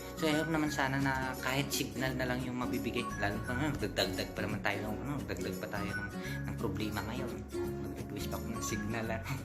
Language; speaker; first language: Filipino; non-native, local second language; Hiligaynon